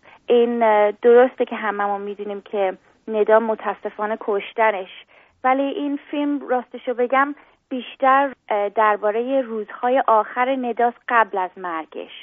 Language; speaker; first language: Persian; early bilingual, heritage; Persian